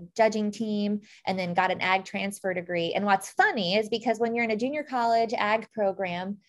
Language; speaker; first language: English; native; English